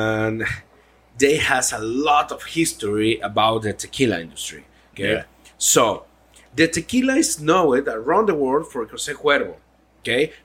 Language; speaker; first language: English; non-native, learner; Spanish